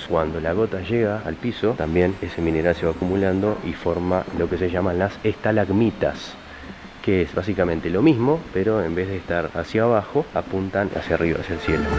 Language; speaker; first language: Spanish; native; Spanish